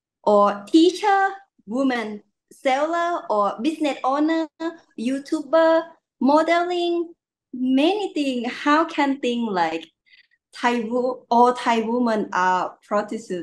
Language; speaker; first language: English; non-native, learner; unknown